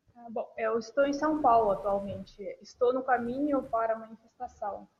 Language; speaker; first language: Portuguese; non-native, fluent; Russian